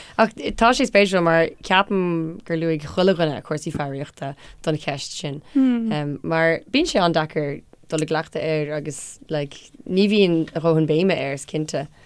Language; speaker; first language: Irish; non-native, local second language; English